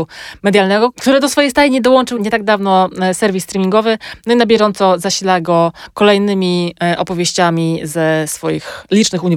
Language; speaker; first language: Polish; native; Polish